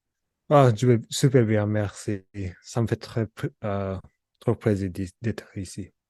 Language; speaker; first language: French; non-native, learner; Japanese